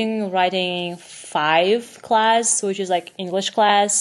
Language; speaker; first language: English; non-native, fluent; Turkmen